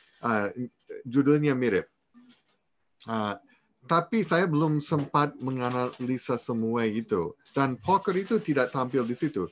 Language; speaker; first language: Indonesian; non-native, fluent; English